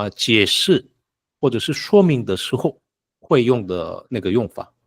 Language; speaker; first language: Chinese; non-native, fluent; Korean